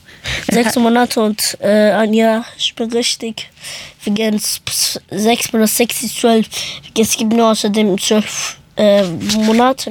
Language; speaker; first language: German; early bilingual, other home language; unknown